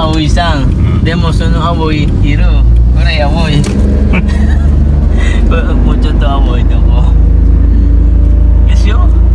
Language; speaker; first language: Japanese; non-native, learner; Filipino